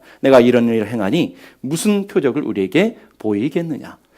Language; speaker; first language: Korean; native; Korean